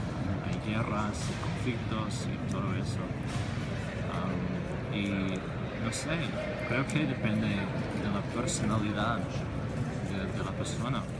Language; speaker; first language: Spanish; non-native, fluent; English